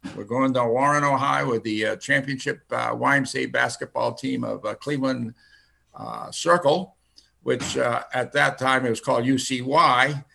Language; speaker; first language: English; early bilingual, other home language; Finnish